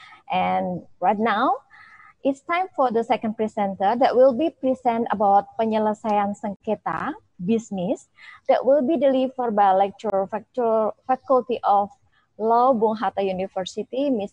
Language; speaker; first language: English; non-native, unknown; Indonesian